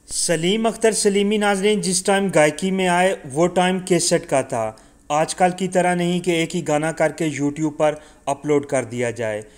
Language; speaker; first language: Urdu; non-native, local second language; Punjabi